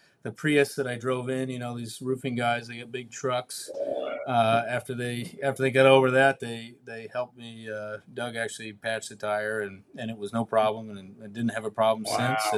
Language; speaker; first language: English; native; English